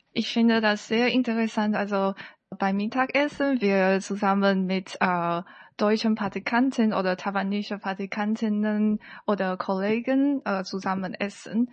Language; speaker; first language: German; non-native, learner; Chinese